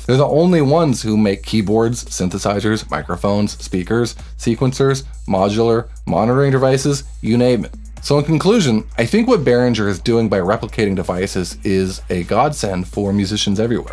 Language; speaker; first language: English; native; English